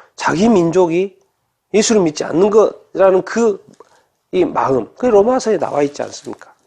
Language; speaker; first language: Korean; native; Korean